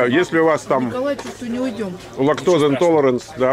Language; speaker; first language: Russian; native; Russian